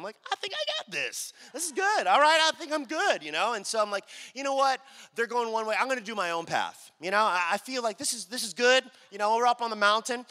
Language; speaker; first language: English; native; English